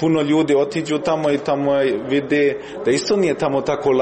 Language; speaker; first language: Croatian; early bilingual, heritage; Croatian